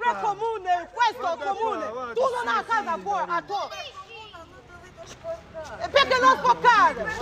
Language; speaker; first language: Italian; non-native, learner; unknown